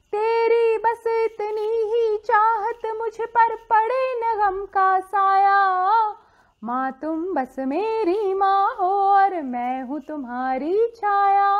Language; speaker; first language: Hindi; native; Hindi